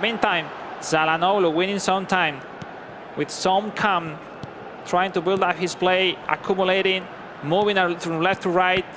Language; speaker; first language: English; non-native, fluent; Spanish